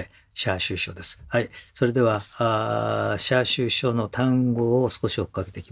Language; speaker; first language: Japanese; native; Japanese